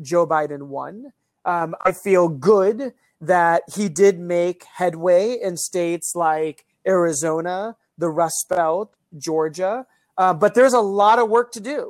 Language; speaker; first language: English; native; English